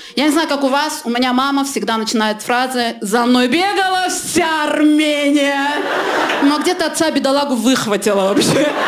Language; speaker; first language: Russian; early bilingual, other home language; Armenian